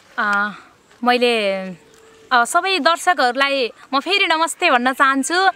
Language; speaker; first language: Nepali; native; Nepali